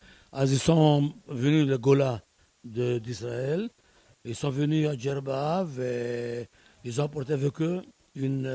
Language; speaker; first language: French; non-native, learner; Arabic